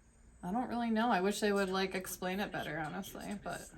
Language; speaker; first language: English; native; English